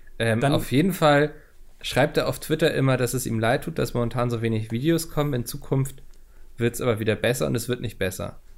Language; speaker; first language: German; native; German